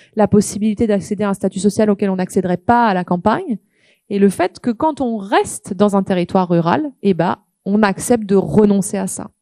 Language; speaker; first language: French; native; French